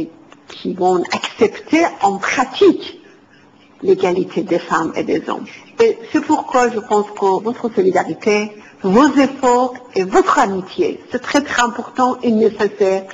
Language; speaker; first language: French; non-native, fluent; Persian